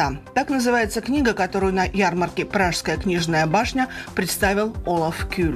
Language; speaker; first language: Russian; native; Russian